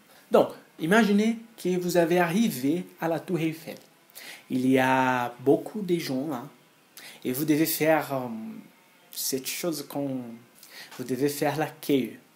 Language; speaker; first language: French; non-native, fluent; Portuguese